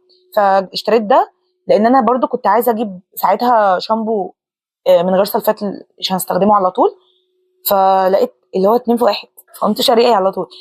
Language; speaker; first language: Arabic; native; Arabic